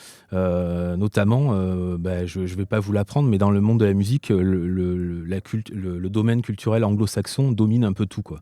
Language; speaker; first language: French; native; French